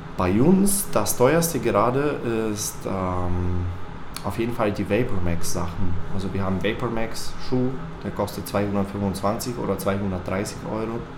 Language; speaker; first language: German; non-native, fluent; Bulgarian